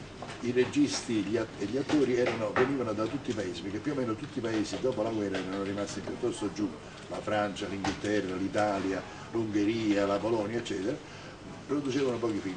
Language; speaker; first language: Italian; native; Italian